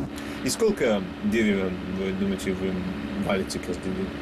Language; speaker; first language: Russian; non-native, learner; English